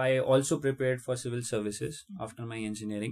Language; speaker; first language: English; non-native, local second language; Hindi